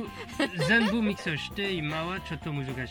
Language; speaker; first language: Japanese; non-native, fluent; French